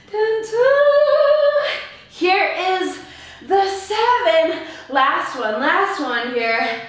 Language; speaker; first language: English; native; English